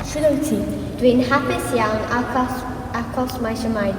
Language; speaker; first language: Welsh; non-native, local second language; English